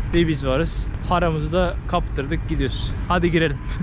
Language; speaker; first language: Turkish; native; Turkish